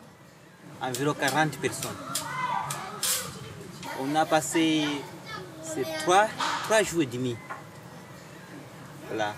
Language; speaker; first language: French; non-native, fluent; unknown